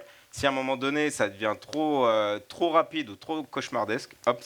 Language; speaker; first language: French; native; French